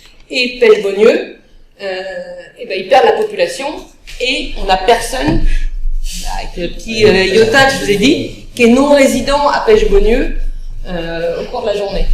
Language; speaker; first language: French; native; French